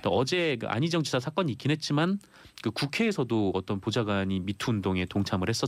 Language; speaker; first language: Korean; native; Korean